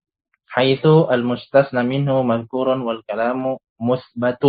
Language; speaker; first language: Arabic; non-native, fluent; Indonesian